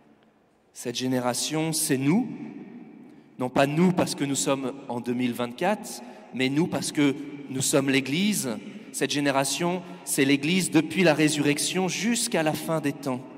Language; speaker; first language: French; native; French